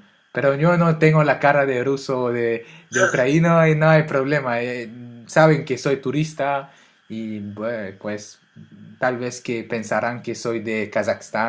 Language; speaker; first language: Spanish; non-native, fluent; French